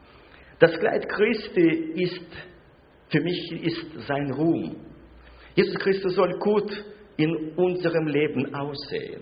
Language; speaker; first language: German; non-native, fluent; Russian